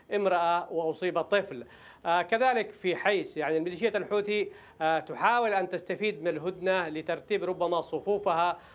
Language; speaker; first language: Arabic; native; Arabic